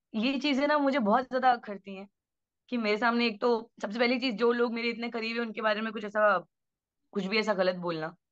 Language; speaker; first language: Hindi; native; Hindi